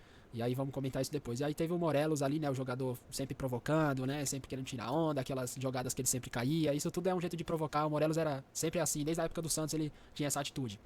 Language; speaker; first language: Portuguese; native; Portuguese